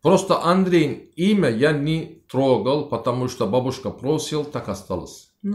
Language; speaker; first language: Russian; non-native, learner; Turkish